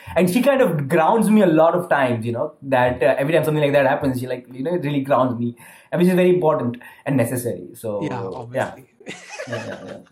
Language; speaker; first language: English; non-native, local second language; Gujarati